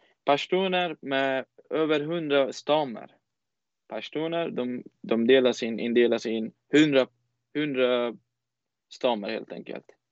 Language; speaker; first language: Swedish; non-native, fluent; Persian